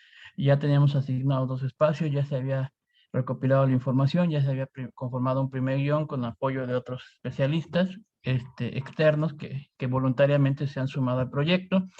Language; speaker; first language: Spanish; native; Spanish